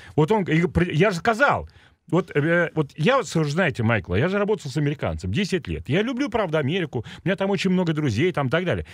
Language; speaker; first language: Russian; native; Russian